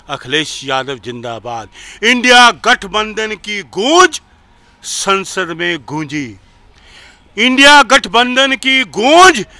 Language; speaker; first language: Hindi; native; Hindi